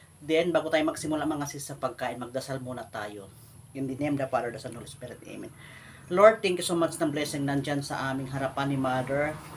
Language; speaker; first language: Filipino; native; Filipino